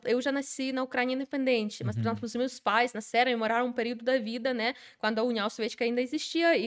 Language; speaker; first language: Portuguese; non-native, fluent; Ukrainian